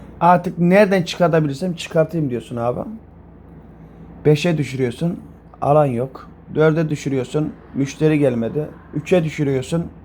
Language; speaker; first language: Turkish; native; Turkish